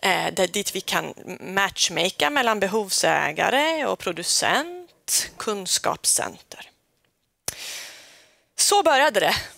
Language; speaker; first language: Swedish; native; Swedish